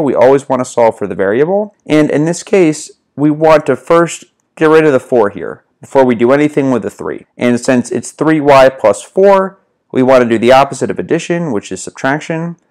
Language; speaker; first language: English; native; English